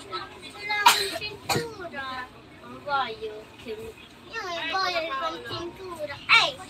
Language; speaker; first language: Italian; non-native, learner; Filipino